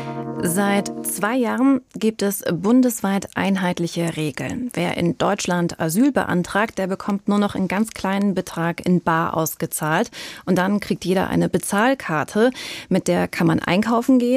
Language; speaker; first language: German; native; German